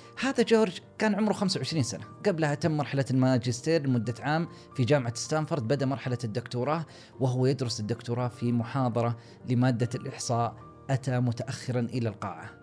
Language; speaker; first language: Arabic; native; Arabic